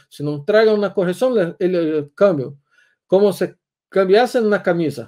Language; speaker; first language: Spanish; non-native, learner; Portuguese